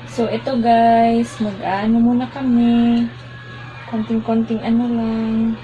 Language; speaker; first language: Filipino; non-native, local second language; Cebuano